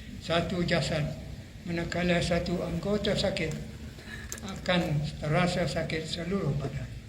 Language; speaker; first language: Malay; native; Malay